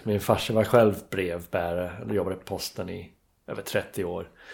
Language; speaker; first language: Swedish; non-native, fluent; English